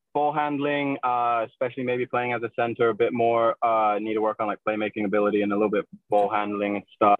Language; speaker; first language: English; native; English